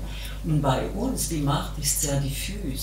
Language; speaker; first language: German; non-native, local second language; French